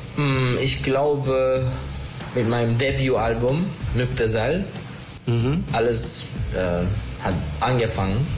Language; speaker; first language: German; non-native, learner; Turkish